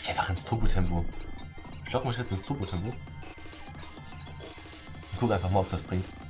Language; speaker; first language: German; native; German